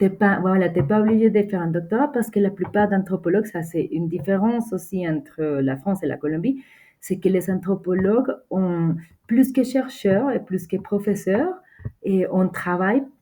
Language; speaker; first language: French; non-native, fluent; Spanish